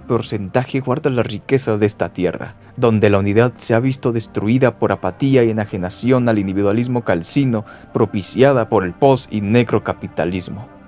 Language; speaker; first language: Spanish; native; Spanish